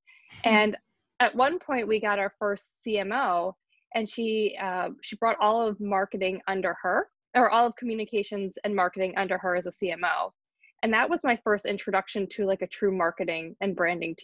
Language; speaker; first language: English; native; English